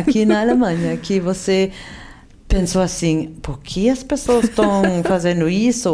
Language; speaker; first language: Portuguese; non-native, fluent; German